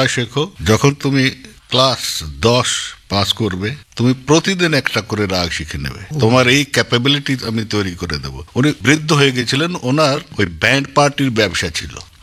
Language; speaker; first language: Bangla; non-native, local second language; Punjabi